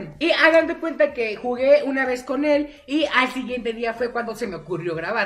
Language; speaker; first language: Spanish; native; Spanish